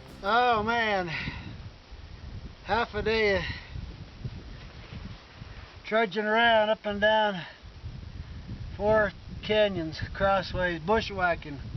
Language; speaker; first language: English; native; English